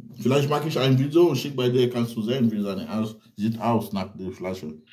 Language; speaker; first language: German; non-native, learner; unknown